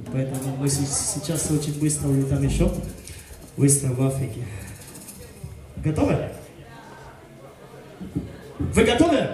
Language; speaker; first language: Russian; non-native, fluent; French